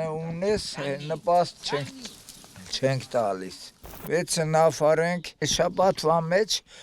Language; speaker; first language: Armenian; native; Armenian